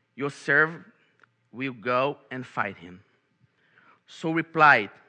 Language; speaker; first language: English; non-native, fluent; Portuguese